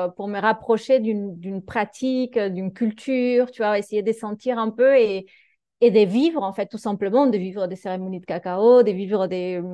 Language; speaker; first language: French; non-native, fluent; Spanish